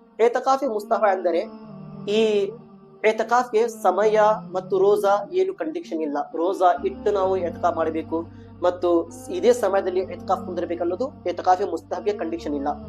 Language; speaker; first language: Kannada; non-native, local second language; Urdu